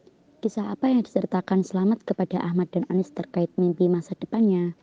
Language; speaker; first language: Indonesian; native; Indonesian